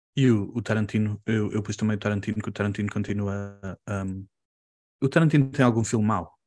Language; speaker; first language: Portuguese; early bilingual, heritage; Portuguese